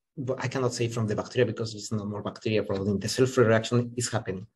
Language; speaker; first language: English; non-native, fluent; Spanish